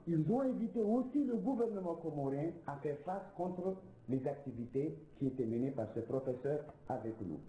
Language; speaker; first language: French; non-native, local second language; Ngazidja Comorian